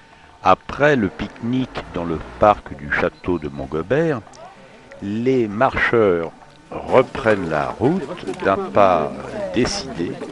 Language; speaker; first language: French; native; French